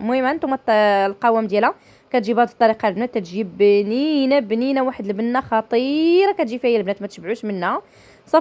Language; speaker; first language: Arabic; native; Arabic